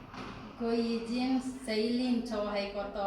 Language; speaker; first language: Cantonese; non-native, learner; Indonesian